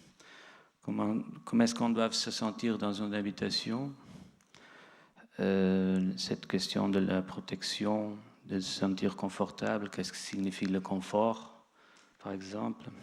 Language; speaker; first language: French; non-native, fluent; Portuguese